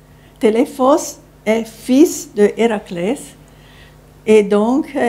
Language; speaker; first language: French; non-native, fluent; Italian